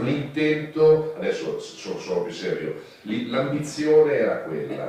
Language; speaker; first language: Italian; native; Italian